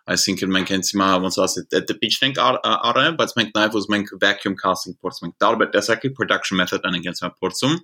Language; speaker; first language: Armenian; early bilingual, heritage; Armenian